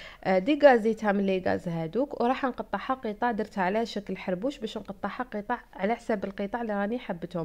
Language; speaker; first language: Arabic; native; Arabic